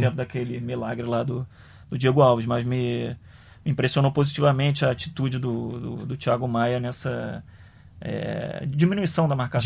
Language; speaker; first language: Portuguese; native; Portuguese